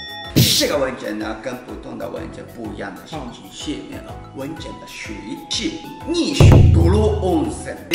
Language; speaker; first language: Chinese; non-native, learner; Japanese